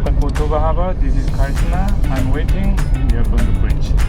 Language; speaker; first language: English; non-native, learner; Korean